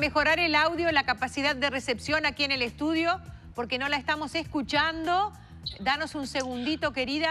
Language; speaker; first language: Spanish; native; Spanish